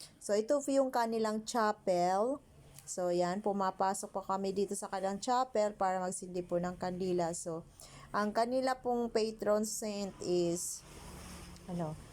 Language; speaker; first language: Filipino; non-native, local second language; Cebuano